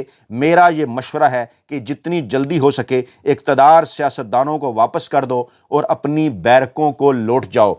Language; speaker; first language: Urdu; native; Urdu